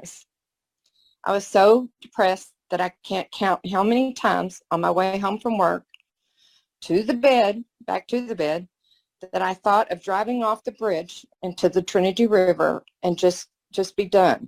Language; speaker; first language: English; native; English